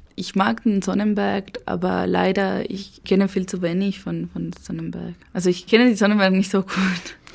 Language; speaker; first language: German; non-native, fluent; Spanish